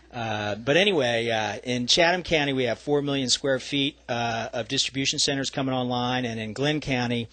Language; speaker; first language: English; native; English